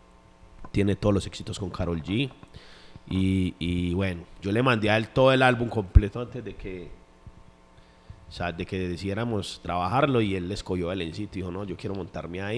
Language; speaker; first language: Spanish; native; Spanish